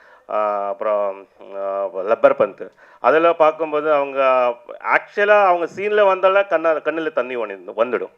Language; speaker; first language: Tamil; non-native, fluent; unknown